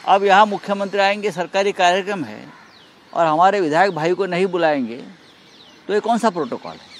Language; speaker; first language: Hindi; non-native, local second language; Marathi